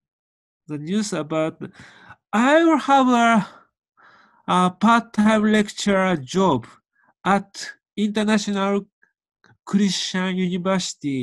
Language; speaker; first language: English; non-native, learner; Japanese